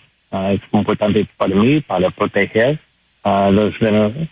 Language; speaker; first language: Spanish; non-native, learner; English